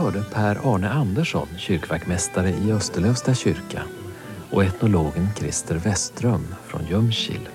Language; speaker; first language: Swedish; native; Swedish